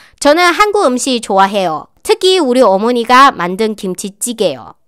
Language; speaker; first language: Korean; non-native, fluent; Chinese